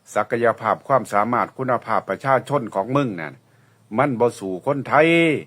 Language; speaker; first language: Thai; native; Thai